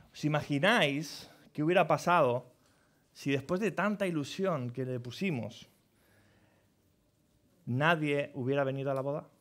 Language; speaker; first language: Spanish; native; Spanish